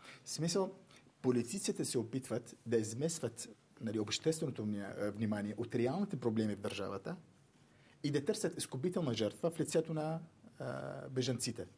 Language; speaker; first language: Bulgarian; non-native, fluent; Arabic